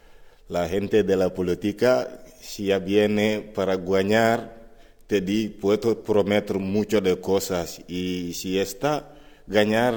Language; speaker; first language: Spanish; non-native, learner; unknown